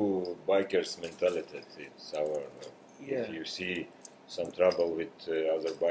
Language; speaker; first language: English; non-native, learner; Russian